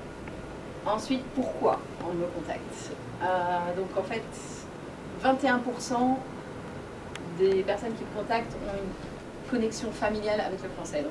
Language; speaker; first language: French; native; French